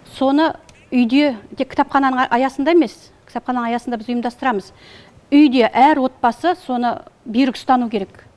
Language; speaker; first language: Kazakh; native; Kazakh